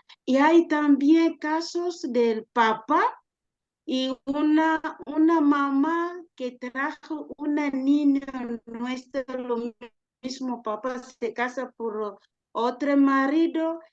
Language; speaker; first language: Spanish; non-native, learner; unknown